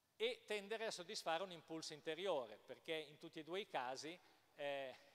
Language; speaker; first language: Italian; native; Italian